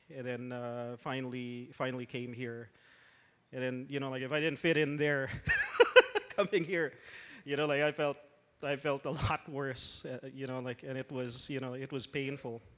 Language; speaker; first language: English; non-native, local second language; Filipino